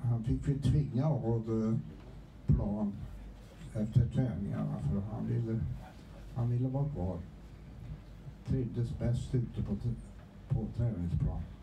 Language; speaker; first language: Swedish; native; Swedish